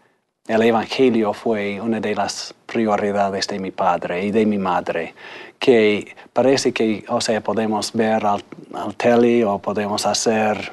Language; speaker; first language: Spanish; non-native, fluent; English